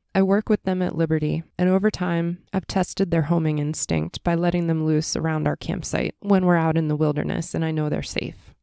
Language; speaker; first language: English; native; English